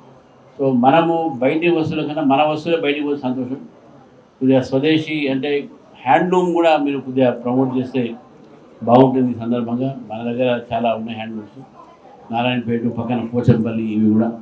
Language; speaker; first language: Telugu; native; Telugu